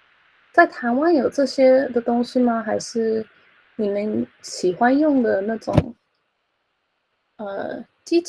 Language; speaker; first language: Chinese; early bilingual, heritage; Chinese